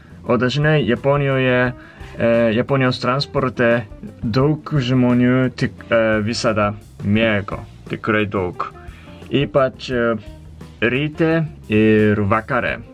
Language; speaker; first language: Lithuanian; non-native, learner; Japanese